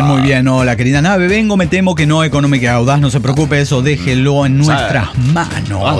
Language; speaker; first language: Spanish; native; Spanish